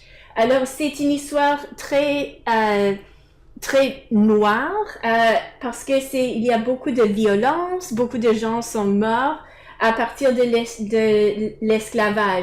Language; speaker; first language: French; non-native, fluent; English